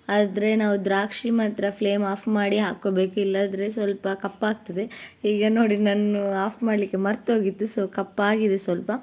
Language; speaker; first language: Kannada; non-native, local second language; Tulu